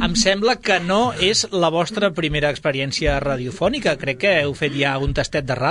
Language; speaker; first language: Catalan; native; Catalan